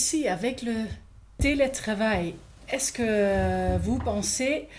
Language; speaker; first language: French; non-native, learner; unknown